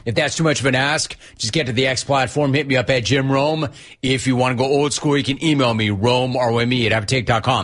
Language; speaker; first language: English; native; English